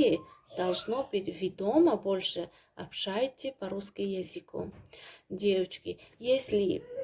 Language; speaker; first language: Russian; non-native, learner; Tajik